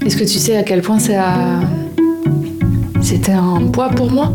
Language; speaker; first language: French; native; French